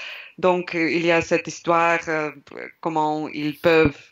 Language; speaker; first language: French; non-native, learner; Russian